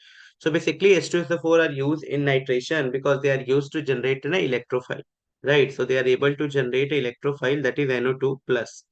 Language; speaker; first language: English; non-native, local second language; Hindi